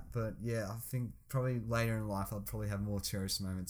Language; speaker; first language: English; native; English